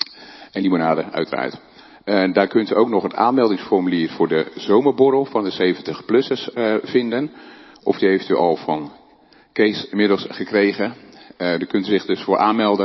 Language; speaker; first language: Dutch; native; Dutch